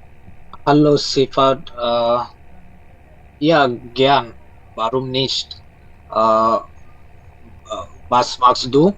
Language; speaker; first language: German; non-native, learner; Bangla